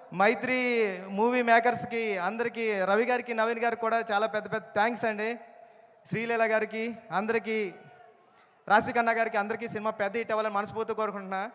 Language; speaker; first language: Telugu; native; Telugu